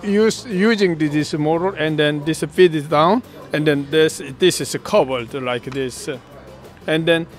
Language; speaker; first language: English; non-native, learner; Korean